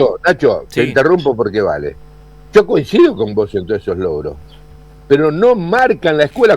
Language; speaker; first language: Spanish; native; Spanish